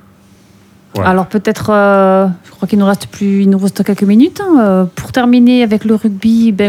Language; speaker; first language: French; native; French